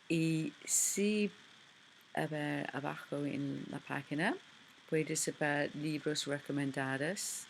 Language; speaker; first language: Spanish; non-native, learner; English